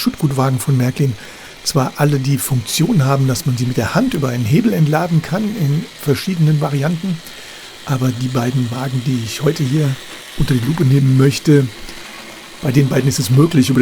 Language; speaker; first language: German; native; German